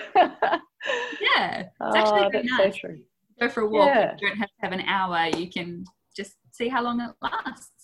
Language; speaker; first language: English; native; English